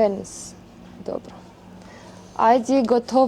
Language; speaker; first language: Macedonian; non-native, learner; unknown